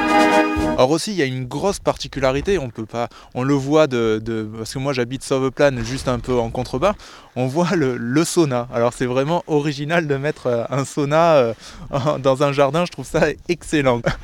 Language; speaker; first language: French; native; French